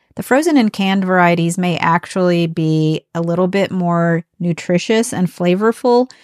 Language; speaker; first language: English; native; English